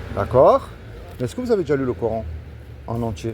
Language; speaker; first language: French; native; French